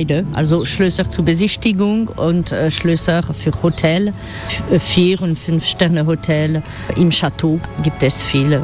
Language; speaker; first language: German; non-native, fluent; French